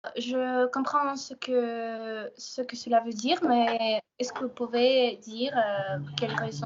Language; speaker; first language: French; non-native, fluent; Russian